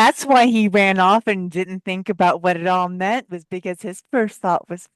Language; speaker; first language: English; native; English